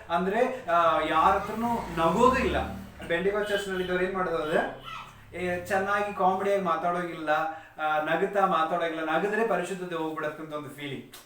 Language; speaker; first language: Kannada; non-native, local second language; Tamil